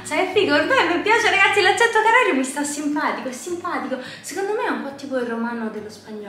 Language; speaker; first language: Italian; native; Italian